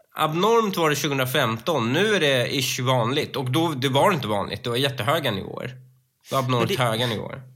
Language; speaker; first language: Swedish; early bilingual, other home language; Persian